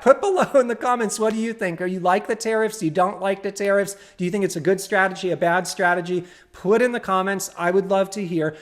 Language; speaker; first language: English; native; English